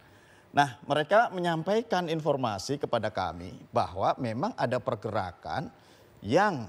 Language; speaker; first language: Indonesian; native; Indonesian